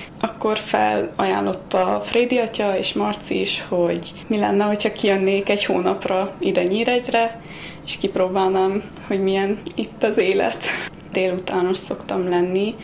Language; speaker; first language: Hungarian; early bilingual, heritage; Hungarian